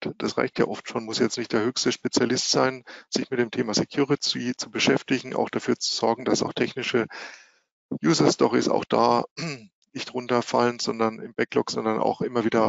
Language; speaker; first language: German; native; German